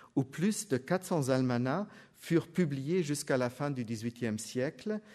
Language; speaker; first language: French; non-native, fluent; German